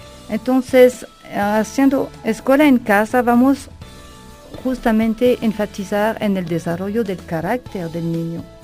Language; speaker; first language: Spanish; non-native, fluent; French